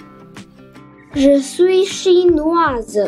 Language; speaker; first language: French; non-native, learner; Chinese